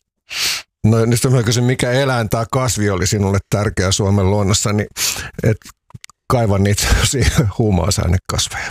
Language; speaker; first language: Finnish; native; Finnish